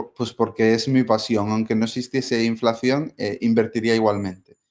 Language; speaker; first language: Spanish; native; Spanish